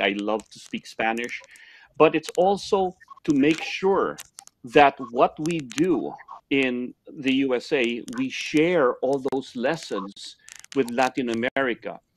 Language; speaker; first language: English; native; English